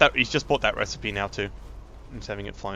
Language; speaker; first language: English; native; English